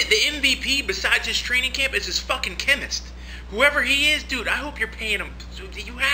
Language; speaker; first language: English; native; English